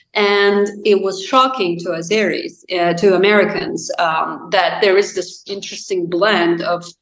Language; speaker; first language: English; non-native, fluent; Azerbaijani